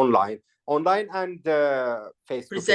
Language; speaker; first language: English; non-native, learner; Arabic